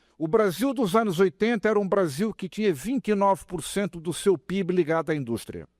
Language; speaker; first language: Portuguese; native; Portuguese